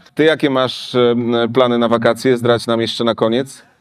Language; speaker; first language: Polish; native; Polish